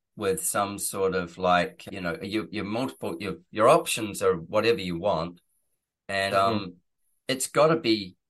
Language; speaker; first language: English; native; English